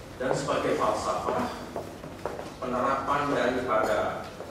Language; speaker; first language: Indonesian; native; Indonesian